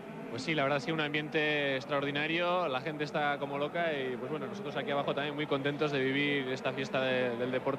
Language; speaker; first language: Spanish; native; Spanish